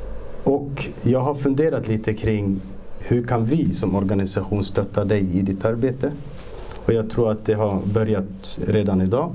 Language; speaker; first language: Swedish; early bilingual, other home language; Somali